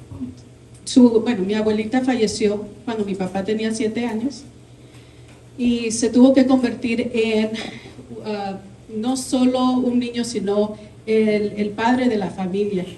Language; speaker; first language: Spanish; early bilingual, heritage; Spanish